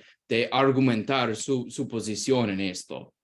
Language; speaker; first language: Spanish; non-native, fluent; English